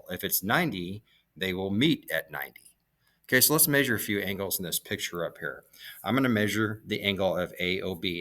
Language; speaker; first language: English; native; English